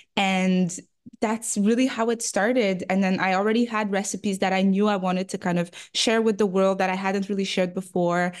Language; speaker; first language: English; early bilingual, other home language; French